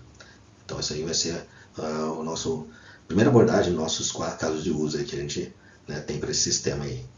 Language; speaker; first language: Portuguese; native; Portuguese